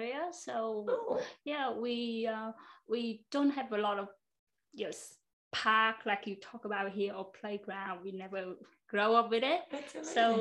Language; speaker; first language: English; non-native, fluent; Vietnamese